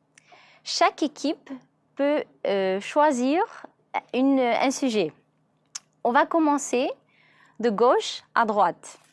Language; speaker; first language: French; non-native, fluent; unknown